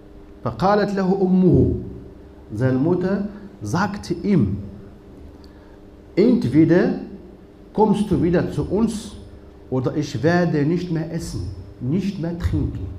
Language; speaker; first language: German; non-native, fluent; Arabic